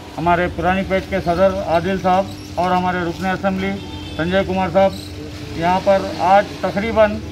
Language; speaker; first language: Hindi; non-native, local second language; Urdu